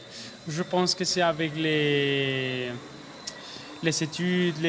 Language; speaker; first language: French; non-native, learner; Spanish